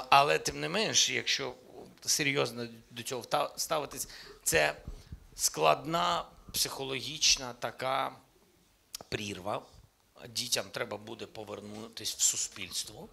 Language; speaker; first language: Ukrainian; non-native, local second language; Russian